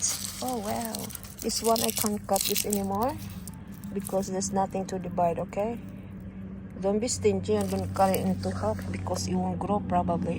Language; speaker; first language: English; non-native, fluent; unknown